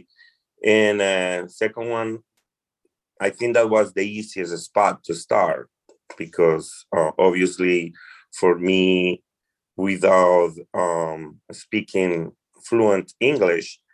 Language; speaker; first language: English; non-native, fluent; Spanish